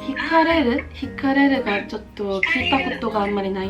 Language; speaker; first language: Japanese; non-native, learner; Korean